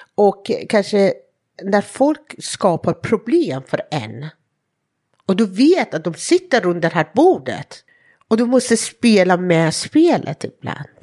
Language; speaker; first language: Swedish; non-native, fluent; Persian